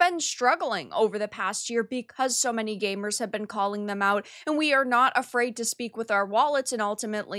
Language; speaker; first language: English; native; English